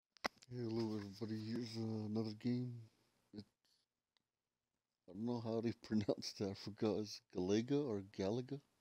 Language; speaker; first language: English; native; English